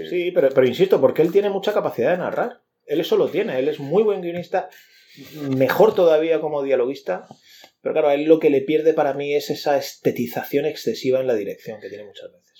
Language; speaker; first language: Spanish; native; Spanish